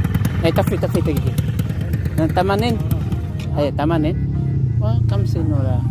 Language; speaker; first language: Arabic; non-native, learner; Filipino